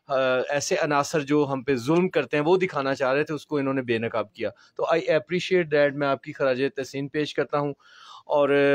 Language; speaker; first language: Urdu; non-native, local second language; Punjabi